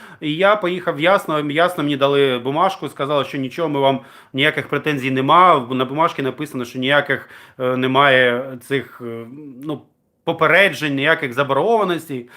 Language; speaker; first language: Ukrainian; non-native, local second language; Russian